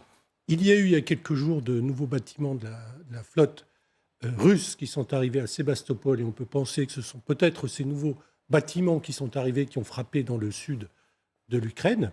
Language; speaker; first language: French; native; French